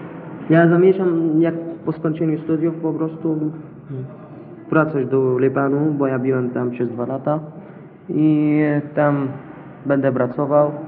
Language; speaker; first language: Polish; non-native, learner; Arabic